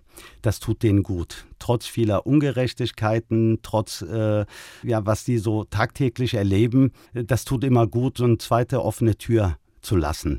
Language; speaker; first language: German; early bilingual, other home language; Turkish